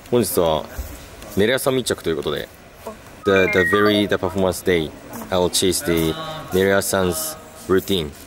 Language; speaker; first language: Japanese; native; Japanese